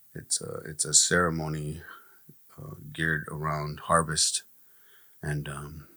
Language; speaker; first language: English; native; English